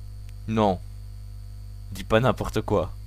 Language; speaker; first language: French; native; French